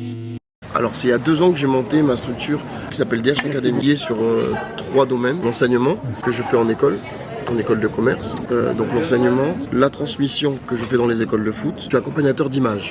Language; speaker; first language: French; native; French